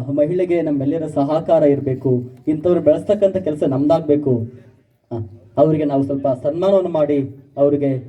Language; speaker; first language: Kannada; native; Kannada